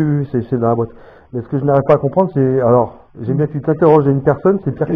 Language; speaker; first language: French; native; French